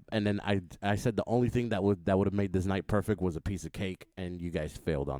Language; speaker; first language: English; native; English